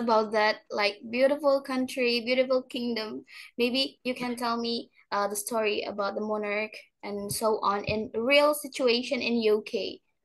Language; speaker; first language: English; non-native, learner; Indonesian